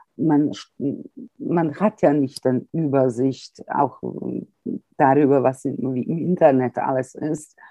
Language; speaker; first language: German; early bilingual, heritage; Croatian